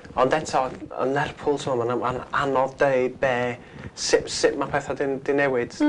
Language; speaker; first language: Welsh; non-native, local second language; English